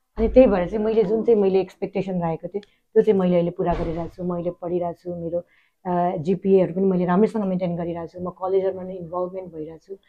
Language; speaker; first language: Nepali; native; Nepali